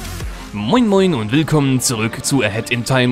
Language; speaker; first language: German; native; German